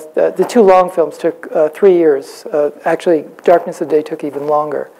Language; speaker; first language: English; native; English